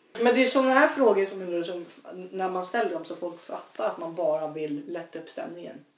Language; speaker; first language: Swedish; native; Swedish